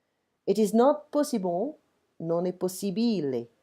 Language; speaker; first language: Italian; non-native, fluent; French